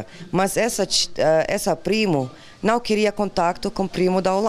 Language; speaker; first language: Portuguese; non-native, learner; Dutch